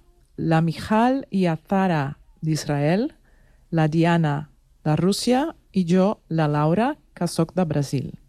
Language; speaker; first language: Catalan; non-native, learner; Portuguese